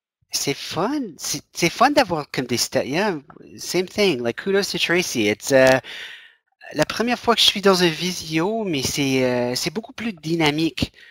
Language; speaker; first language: French; non-native, fluent; English